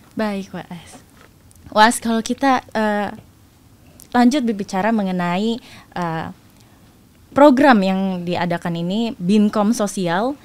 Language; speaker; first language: Indonesian; native; Indonesian